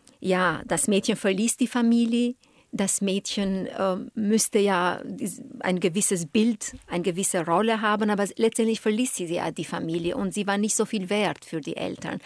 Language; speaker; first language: German; non-native, fluent; Albanian